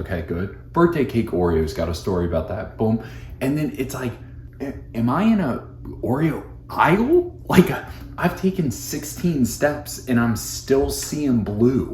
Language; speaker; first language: English; native; English